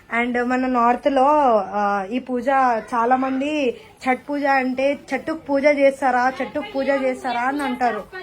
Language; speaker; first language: Telugu; non-native, local second language; Hindi